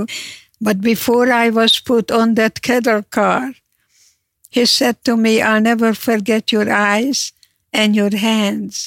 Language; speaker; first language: English; non-native, fluent; Hungarian